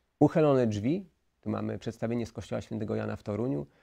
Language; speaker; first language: Polish; native; Polish